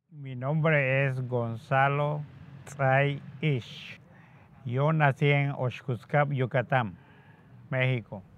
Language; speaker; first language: Spanish; non-native, local second language; Yucateco